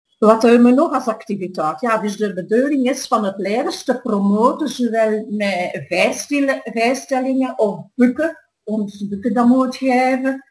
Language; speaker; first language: Dutch; native; Dutch